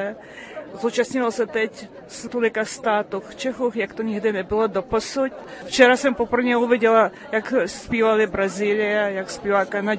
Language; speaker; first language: Czech; early bilingual, heritage; Czech